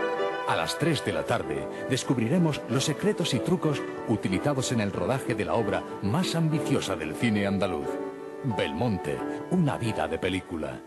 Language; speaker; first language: Spanish; native; Spanish